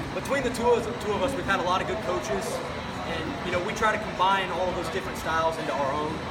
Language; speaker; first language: English; native; English